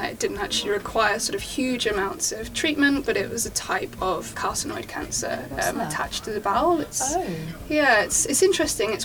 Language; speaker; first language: English; native; English